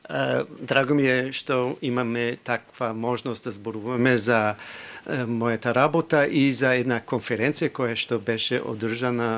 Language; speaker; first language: Macedonian; non-native, fluent; English